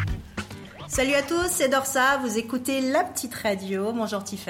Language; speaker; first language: French; native; French